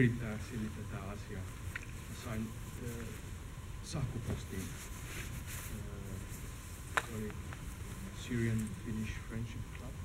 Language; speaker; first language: Finnish; non-native, learner; Arabic